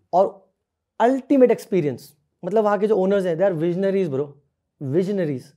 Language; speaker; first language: Hindi; native; Hindi